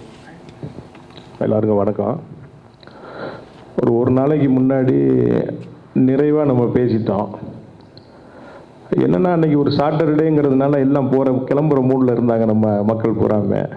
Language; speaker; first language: Tamil; native; Tamil